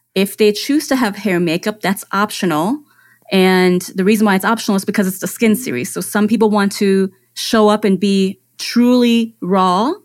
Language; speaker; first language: English; non-native, fluent; German